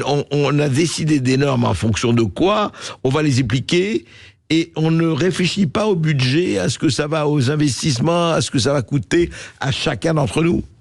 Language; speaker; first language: French; native; French